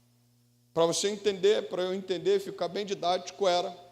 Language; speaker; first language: Portuguese; native; Portuguese